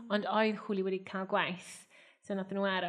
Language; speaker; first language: Welsh; native; Welsh